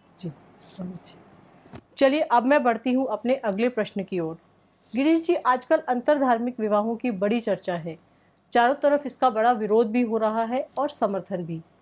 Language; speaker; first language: Hindi; native; Hindi